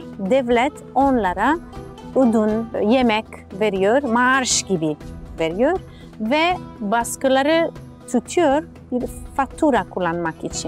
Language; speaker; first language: Turkish; non-native, fluent; Italian